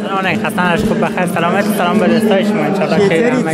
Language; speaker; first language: Persian; native; Persian